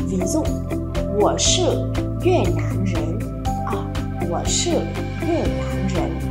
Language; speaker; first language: Chinese; non-native, fluent; Vietnamese